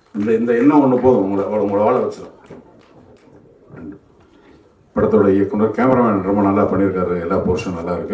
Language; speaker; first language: Tamil; native; Tamil